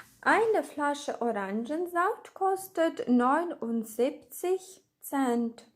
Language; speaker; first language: German; non-native, fluent; Ukrainian